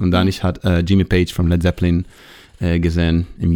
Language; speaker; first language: German; non-native, learner; Hebrew